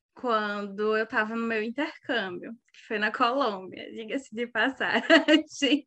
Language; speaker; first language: Portuguese; native; Portuguese